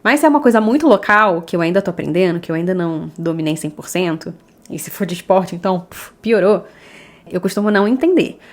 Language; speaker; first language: Portuguese; native; Portuguese